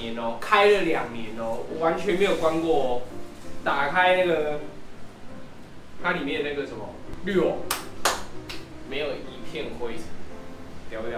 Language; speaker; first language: Chinese; native; Chinese